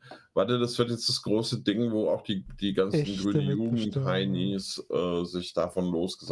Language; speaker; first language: German; native; German